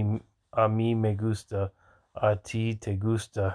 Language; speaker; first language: Spanish; non-native, learner; English